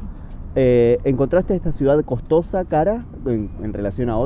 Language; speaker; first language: Spanish; native; Spanish